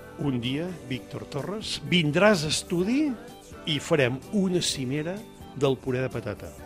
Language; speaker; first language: Catalan; native; Catalan